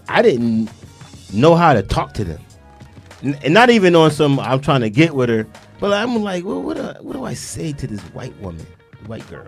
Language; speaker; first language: English; native; English